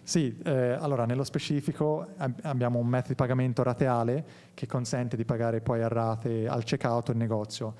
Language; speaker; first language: Italian; native; Italian